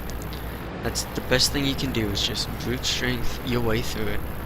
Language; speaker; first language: English; native; English